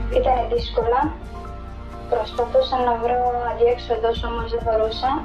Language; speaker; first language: Greek; non-native, fluent; Romanian